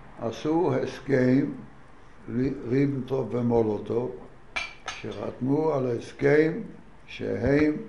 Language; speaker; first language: Hebrew; non-native, fluent; Yiddish